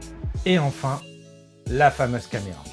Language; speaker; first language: French; native; French